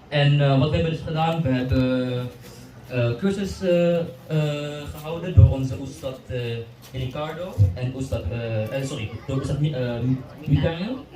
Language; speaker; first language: Dutch; early bilingual, other home language; Indonesian